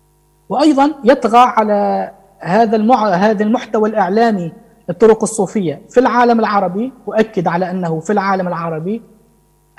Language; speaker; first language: Arabic; native; Arabic